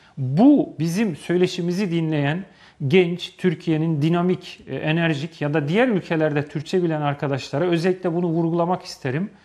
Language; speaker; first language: Turkish; non-native, fluent; Polish